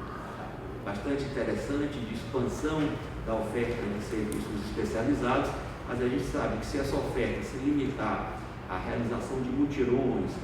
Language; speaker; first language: Portuguese; native; Portuguese